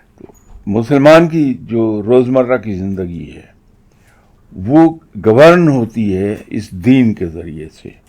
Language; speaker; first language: Urdu; non-native, local second language; Punjabi